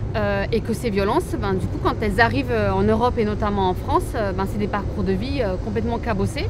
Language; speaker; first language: French; native; French